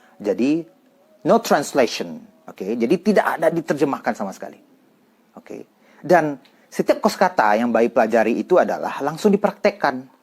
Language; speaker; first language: Indonesian; non-native, local second language; Minangkabau